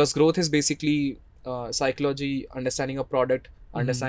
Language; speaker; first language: English; non-native, local second language; Odia